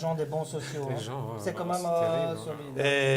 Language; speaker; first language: French; native; French